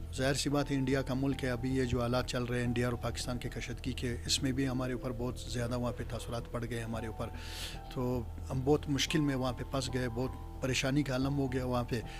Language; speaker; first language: Urdu; non-native, local second language; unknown